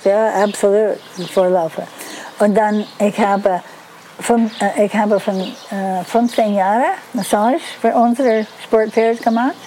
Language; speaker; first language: German; non-native, fluent; English